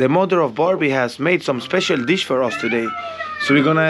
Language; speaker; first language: English; non-native, learner; Portuguese